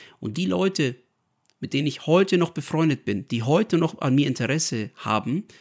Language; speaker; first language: German; native; German